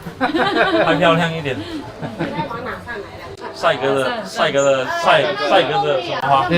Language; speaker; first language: Chinese; native; Chinese